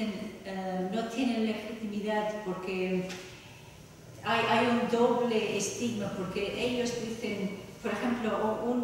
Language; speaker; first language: Spanish; non-native, fluent; English